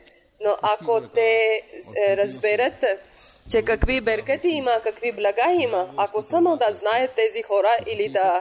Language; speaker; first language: Bulgarian; non-native, local second language; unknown